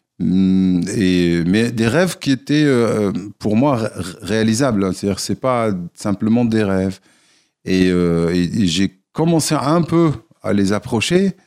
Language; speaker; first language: French; non-native, local second language; Arabic